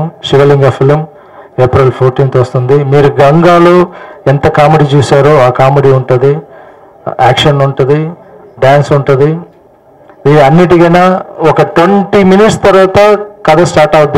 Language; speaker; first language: Telugu; non-native, local second language; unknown